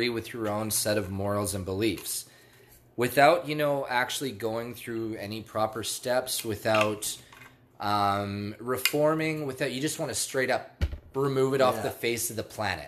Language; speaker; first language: English; native; English